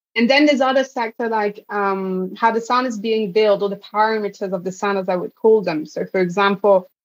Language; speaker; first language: English; non-native, fluent; French